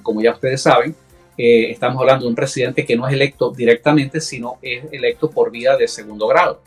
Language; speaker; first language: Spanish; native; Spanish